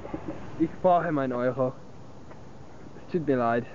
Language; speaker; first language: German; non-native, learner; English